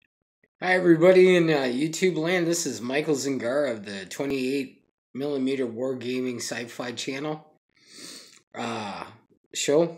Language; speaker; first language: English; native; English